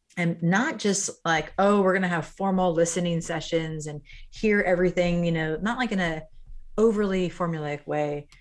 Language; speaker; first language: English; native; English